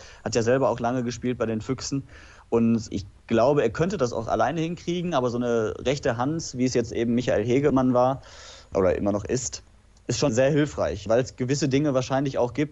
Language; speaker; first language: German; native; German